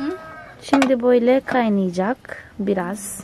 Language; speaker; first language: Turkish; non-native, fluent; Portuguese